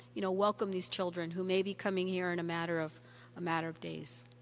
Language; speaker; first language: English; early bilingual, other home language; Spanish